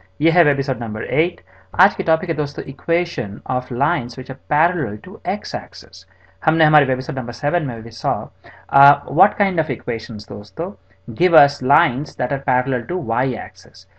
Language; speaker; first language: English; non-native, local second language; Hindi